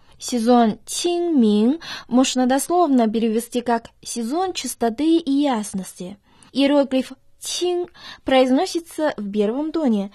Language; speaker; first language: Russian; non-native, fluent; Chinese